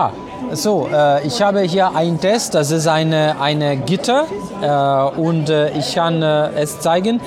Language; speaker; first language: German; non-native, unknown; Italian